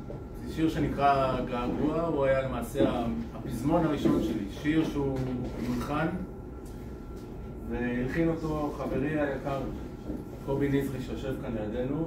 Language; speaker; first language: Hebrew; native; Hebrew